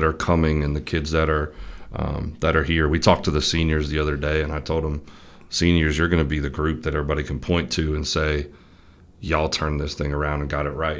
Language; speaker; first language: English; native; English